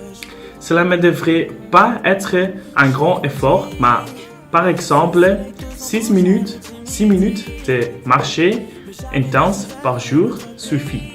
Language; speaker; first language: French; non-native, local second language; Persian